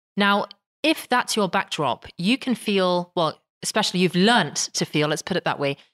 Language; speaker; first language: English; native; English